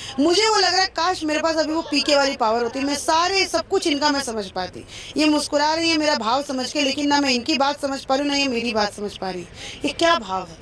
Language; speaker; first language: Hindi; native; Hindi